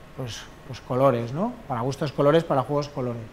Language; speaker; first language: Spanish; non-native, local second language; Catalan